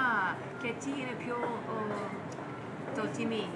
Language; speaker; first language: Greek; non-native, learner; English